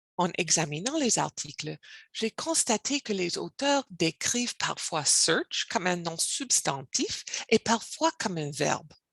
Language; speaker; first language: French; non-native, learner; English